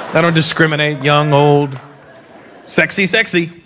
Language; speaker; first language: English; native; English